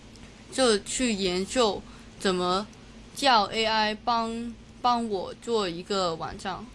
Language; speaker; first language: Chinese; non-native, learner; Cantonese